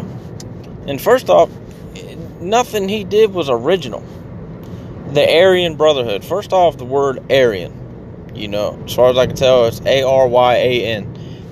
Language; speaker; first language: English; native; English